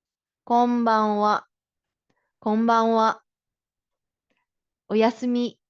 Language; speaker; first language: Japanese; non-native, fluent; Filipino